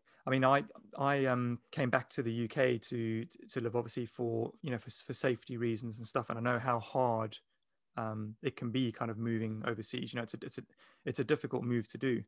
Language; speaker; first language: English; native; English